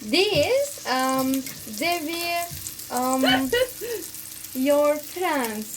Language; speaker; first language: English; non-native, learner; Turkish